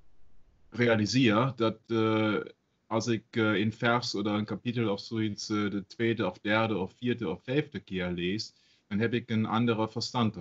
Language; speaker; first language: Dutch; non-native, learner; German